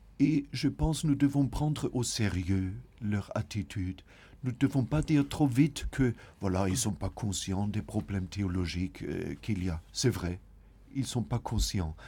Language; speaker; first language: French; non-native, fluent; German